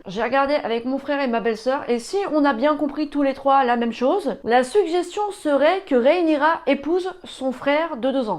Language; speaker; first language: French; native; French